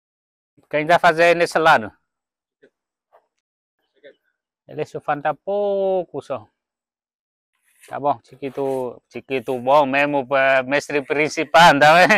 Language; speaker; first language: Portuguese; non-native, learner; Vietnamese